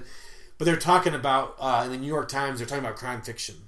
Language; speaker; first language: English; native; English